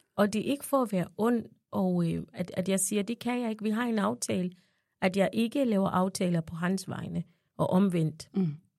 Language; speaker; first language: Danish; non-native, fluent; Ganda